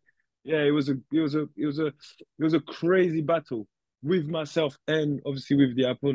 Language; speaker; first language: English; native; English